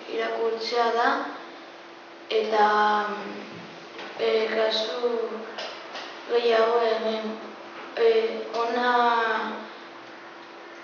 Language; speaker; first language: Basque; non-native, local second language; Spanish